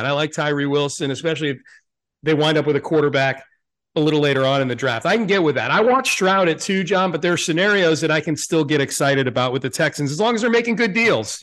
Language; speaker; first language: English; native; English